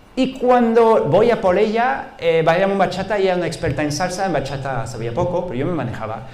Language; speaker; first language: Spanish; non-native, fluent; French